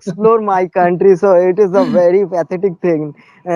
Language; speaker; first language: English; non-native, fluent; Bangla